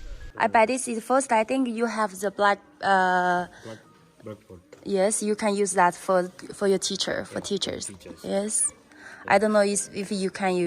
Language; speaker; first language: English; non-native, learner; Chinese